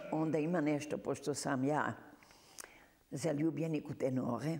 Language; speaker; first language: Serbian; early bilingual, heritage; Serbian